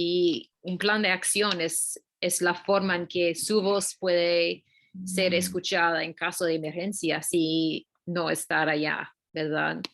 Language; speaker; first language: Spanish; non-native, learner; English